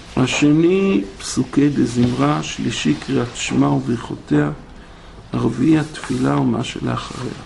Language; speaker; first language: Hebrew; native; Hebrew